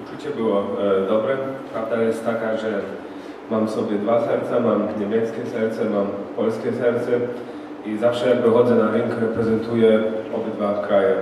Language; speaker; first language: Polish; early bilingual, heritage; German